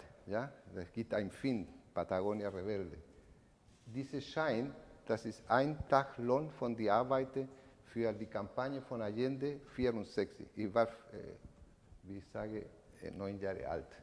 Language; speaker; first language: German; non-native, learner; Spanish